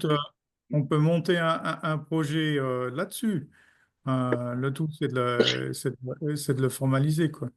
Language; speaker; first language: French; native; French